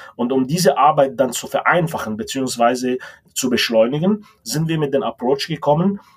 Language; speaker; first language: German; non-native, fluent; Arabic